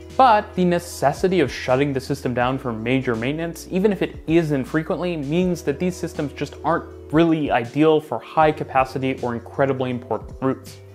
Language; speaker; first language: English; native; English